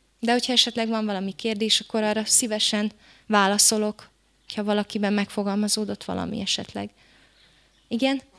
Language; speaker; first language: Hungarian; native; Hungarian